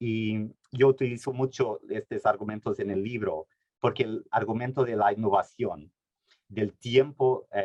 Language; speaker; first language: Spanish; non-native, fluent; Portuguese